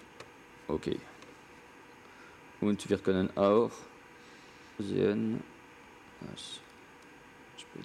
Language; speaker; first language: German; non-native, learner; French